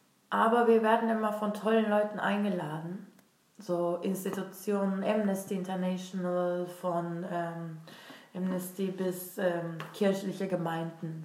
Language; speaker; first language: German; non-native, fluent; Turkish